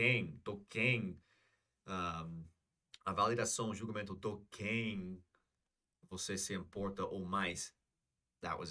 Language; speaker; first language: Portuguese; non-native, fluent; English